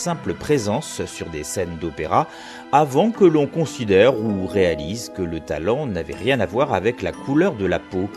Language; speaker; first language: French; native; French